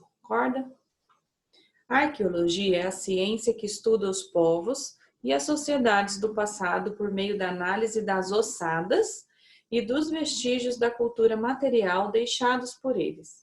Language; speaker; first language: Portuguese; native; Portuguese